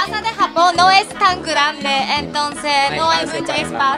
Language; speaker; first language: Spanish; non-native, learner; Japanese